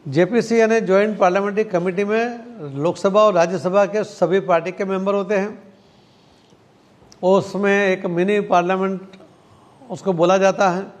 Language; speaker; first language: Hindi; non-native, local second language; Marathi